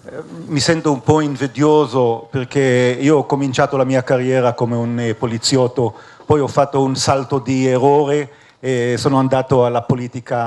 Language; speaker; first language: Italian; non-native, fluent; Hebrew